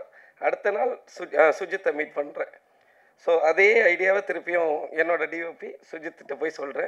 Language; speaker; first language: Tamil; native; Tamil